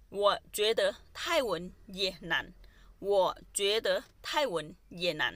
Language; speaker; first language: Chinese; non-native, fluent; Thai